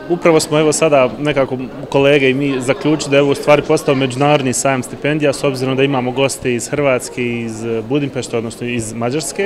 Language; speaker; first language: Bosnian; native; Bosnian